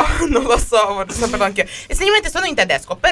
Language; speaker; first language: Italian; native; Italian